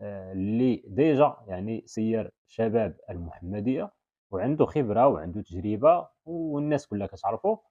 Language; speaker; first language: Arabic; native; Arabic